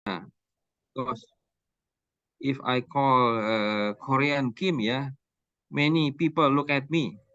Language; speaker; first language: English; non-native, fluent; Indonesian